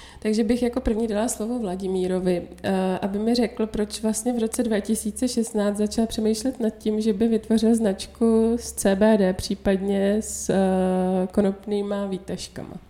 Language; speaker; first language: Czech; native; Czech